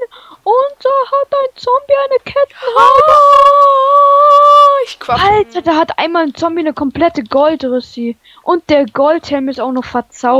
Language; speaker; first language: German; native; German